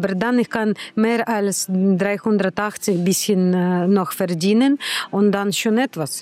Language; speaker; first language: German; non-native, learner; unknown